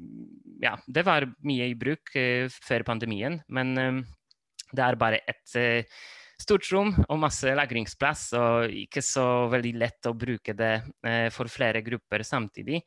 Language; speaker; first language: Norwegian; non-native, fluent; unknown